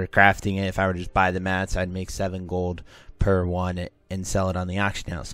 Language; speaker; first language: English; native; English